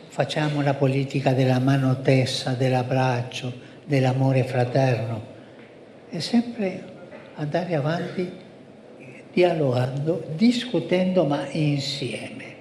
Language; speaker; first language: Italian; non-native, fluent; Spanish